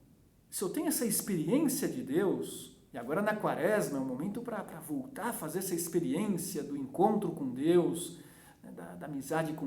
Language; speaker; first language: Portuguese; native; Portuguese